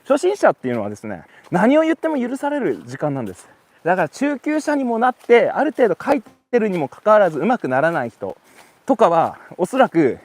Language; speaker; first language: Japanese; native; Japanese